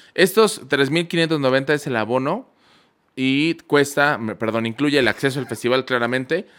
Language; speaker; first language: Spanish; native; Spanish